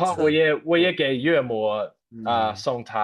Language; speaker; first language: Chinese; non-native, fluent; English